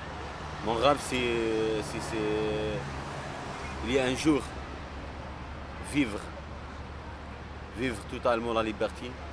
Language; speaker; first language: French; non-native, local second language; Arabic